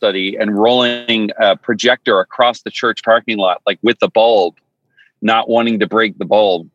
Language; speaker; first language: English; native; English